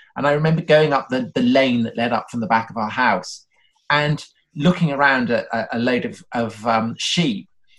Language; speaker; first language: English; native; English